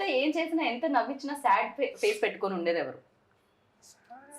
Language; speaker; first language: Telugu; native; Telugu